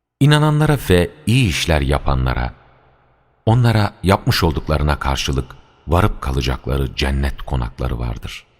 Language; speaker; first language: Turkish; native; Turkish